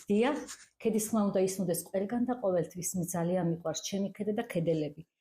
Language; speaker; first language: Georgian; native; Georgian